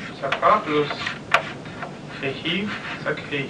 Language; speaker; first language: Russian; native; Russian